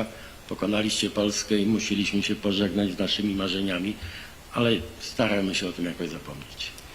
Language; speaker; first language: Polish; native; Polish